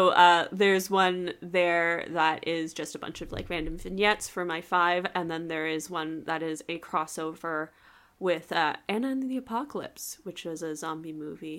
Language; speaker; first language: English; native; English